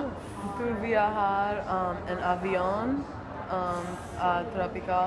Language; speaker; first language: Spanish; non-native, learner; English